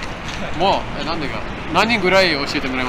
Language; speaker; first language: Japanese; non-native, learner; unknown